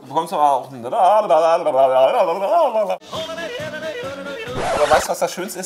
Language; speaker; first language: German; native; German